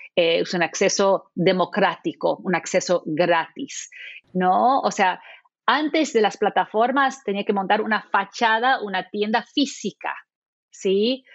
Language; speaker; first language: Spanish; non-native, fluent; English